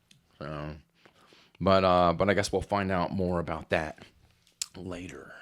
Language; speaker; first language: English; native; English